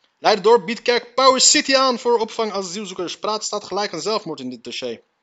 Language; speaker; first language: Dutch; native; Dutch